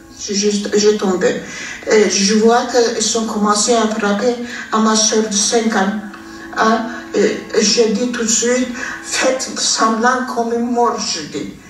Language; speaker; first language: French; non-native, fluent; Armenian